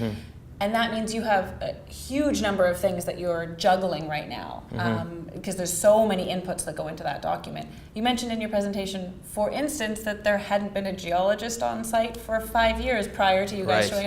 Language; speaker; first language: English; native; English